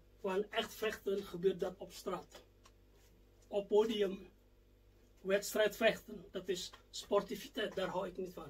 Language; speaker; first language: Dutch; non-native, fluent; Indonesian